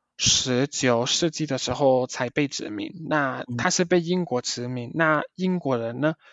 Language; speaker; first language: Chinese; early bilingual, heritage; Chinese